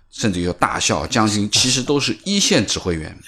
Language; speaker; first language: Chinese; native; Chinese